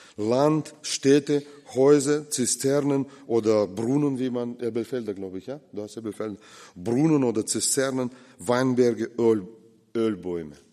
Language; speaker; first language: German; non-native, fluent; Russian